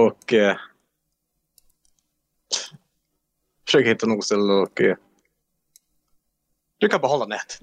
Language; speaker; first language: Swedish; non-native, fluent; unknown